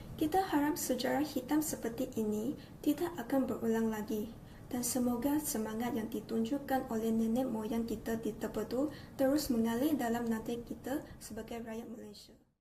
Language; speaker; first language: Malay; native; Malay